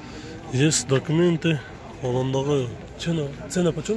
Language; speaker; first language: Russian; non-native, local second language; Kyrgyz